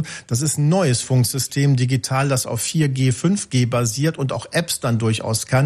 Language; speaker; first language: German; native; German